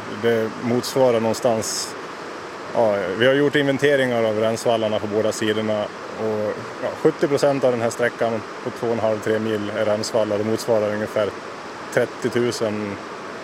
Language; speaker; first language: Swedish; native; Swedish